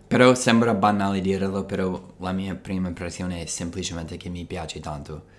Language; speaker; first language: Italian; non-native, fluent; English